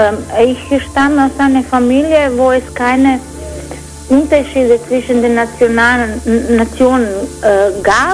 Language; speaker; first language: German; non-native, fluent; Croatian